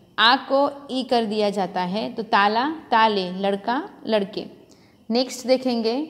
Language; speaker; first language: Hindi; non-native, local second language; Gujarati